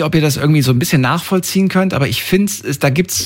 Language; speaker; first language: German; native; German